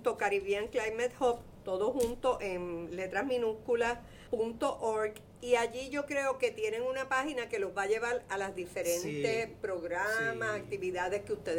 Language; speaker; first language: Spanish; native; Spanish